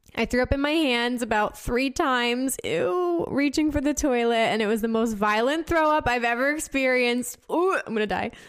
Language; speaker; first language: English; native; English